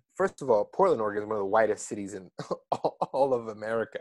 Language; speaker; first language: English; early bilingual, other home language; Arabic